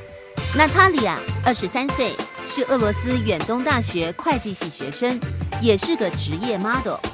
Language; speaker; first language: Chinese; native; Chinese